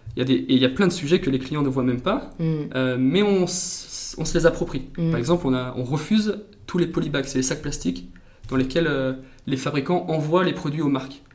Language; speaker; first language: French; native; French